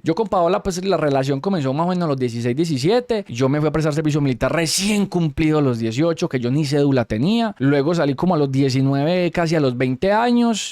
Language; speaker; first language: Spanish; native; Spanish